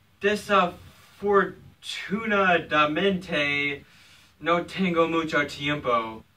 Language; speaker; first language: Spanish; non-native, learner; English